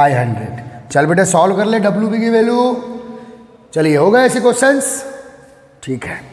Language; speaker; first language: Hindi; native; Hindi